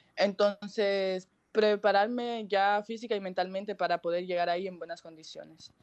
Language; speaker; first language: Spanish; native; Spanish